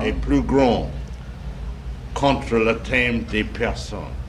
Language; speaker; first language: French; non-native, learner; English